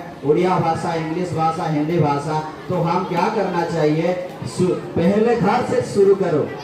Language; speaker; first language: Hindi; non-native, local second language; Odia